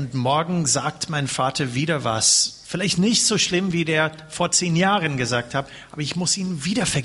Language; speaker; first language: German; non-native, fluent; English